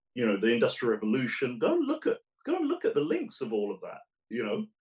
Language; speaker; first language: English; early bilingual, other home language; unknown